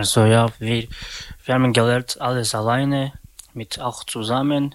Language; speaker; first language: German; non-native, learner; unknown